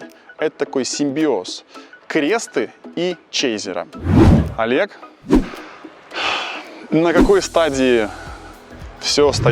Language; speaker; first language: Russian; native; Russian